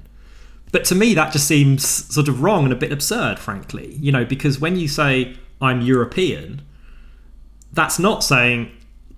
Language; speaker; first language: English; native; English